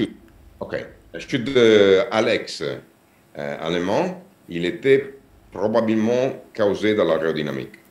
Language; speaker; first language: French; non-native, learner; Italian